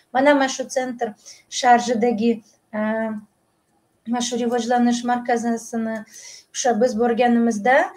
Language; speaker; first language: Uzbek; non-native, local second language; Russian